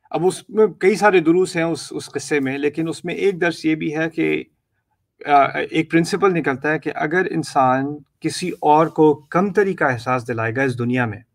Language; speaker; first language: Urdu; native; Urdu